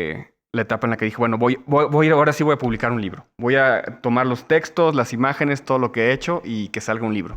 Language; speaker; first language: Spanish; native; Spanish